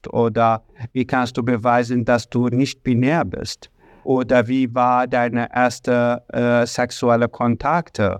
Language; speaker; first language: German; non-native, learner; Arabic